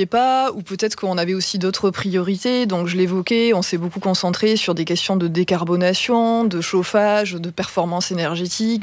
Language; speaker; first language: French; native; French